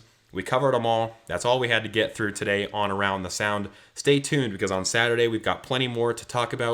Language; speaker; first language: English; native; English